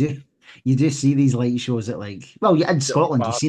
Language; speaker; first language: English; native; English